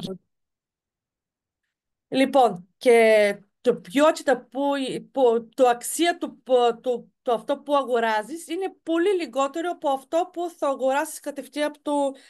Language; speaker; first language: Greek; non-native, fluent; Bulgarian